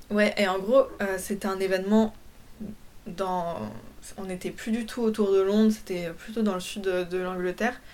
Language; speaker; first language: French; early bilingual, other home language; Polish